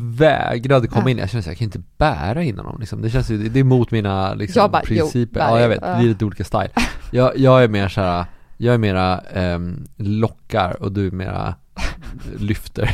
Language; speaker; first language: Swedish; native; Swedish